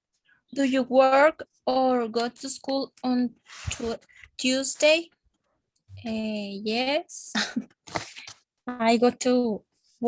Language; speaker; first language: English; non-native, learner; Spanish